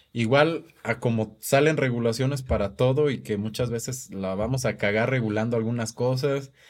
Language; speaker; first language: Spanish; native; Spanish